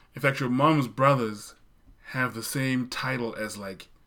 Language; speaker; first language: English; non-native, local second language; Shona